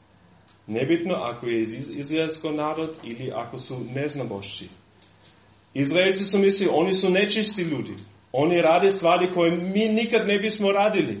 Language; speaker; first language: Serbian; non-native, fluent; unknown